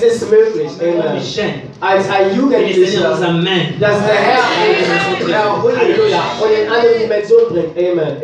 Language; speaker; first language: German; non-native, learner; French